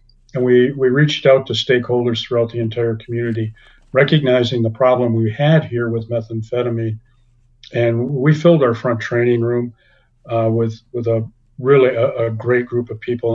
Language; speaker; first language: English; native; English